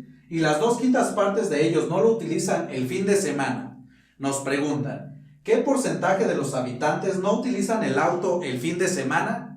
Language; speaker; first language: Spanish; native; Spanish